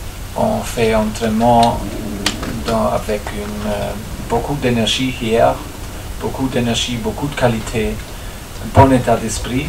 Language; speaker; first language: French; non-native, fluent; German